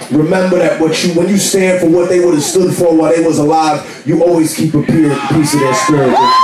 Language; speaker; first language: English; early bilingual, other home language; Spanish